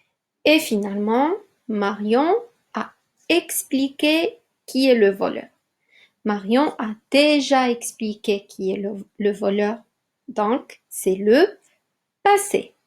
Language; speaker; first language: French; non-native, local second language; Arabic